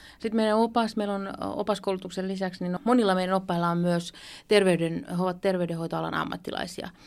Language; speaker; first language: Finnish; native; Finnish